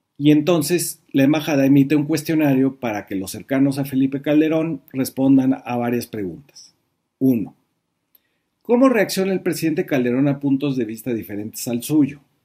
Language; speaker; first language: Spanish; native; Spanish